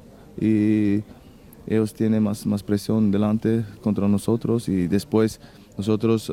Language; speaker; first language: Spanish; non-native, learner; German